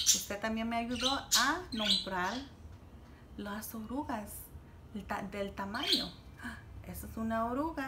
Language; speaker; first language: Spanish; early bilingual, heritage; Spanish